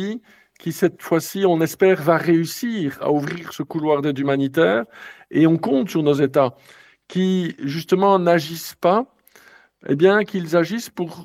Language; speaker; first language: French; native; French